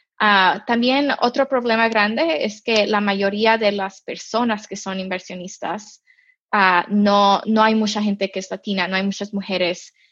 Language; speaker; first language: Spanish; early bilingual, heritage; Spanish